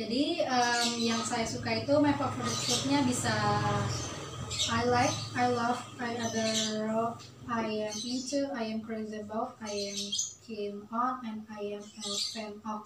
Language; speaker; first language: English; non-native, learner; Indonesian